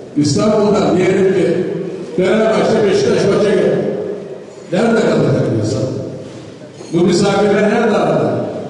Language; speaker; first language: Turkish; native; Turkish